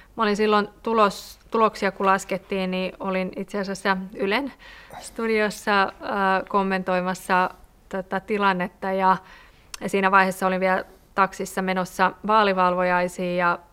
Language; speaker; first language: Finnish; early bilingual, other home language; Persian